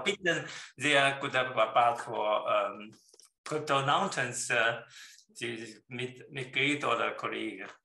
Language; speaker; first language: German; non-native, learner; Chinese